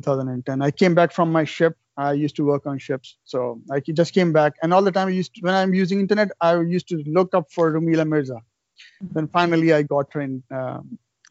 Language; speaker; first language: English; non-native, local second language; Urdu